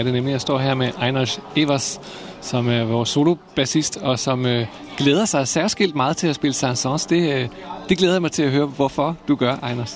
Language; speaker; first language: Danish; native; Danish